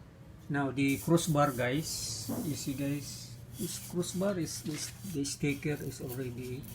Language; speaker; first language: English; non-native, local second language; Filipino